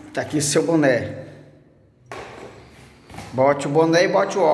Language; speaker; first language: Portuguese; native; Portuguese